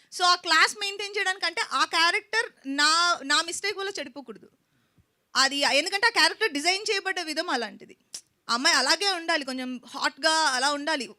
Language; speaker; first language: Telugu; native; Telugu